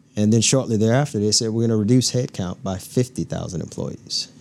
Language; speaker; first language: English; native; English